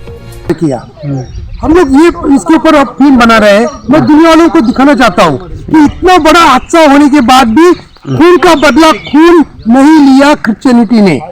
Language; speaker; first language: Hindi; non-native, local second language; Marathi